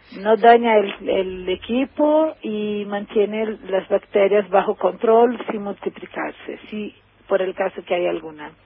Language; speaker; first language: Spanish; non-native, fluent; Portuguese